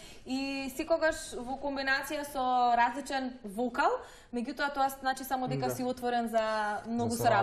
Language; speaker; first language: Macedonian; native; Macedonian